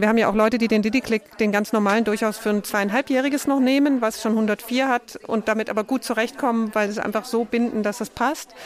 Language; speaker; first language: German; native; German